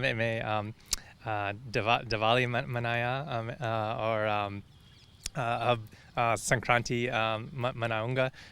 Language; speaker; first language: Hindi; non-native, learner; English